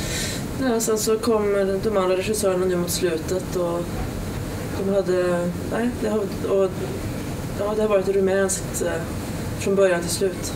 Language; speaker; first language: Swedish; native; Swedish